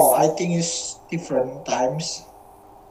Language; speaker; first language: English; non-native, learner; Indonesian